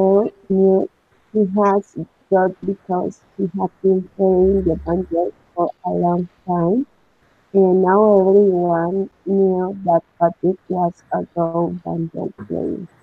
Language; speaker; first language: English; non-native, learner; Spanish